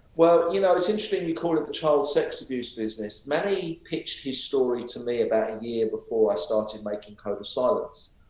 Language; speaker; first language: English; native; English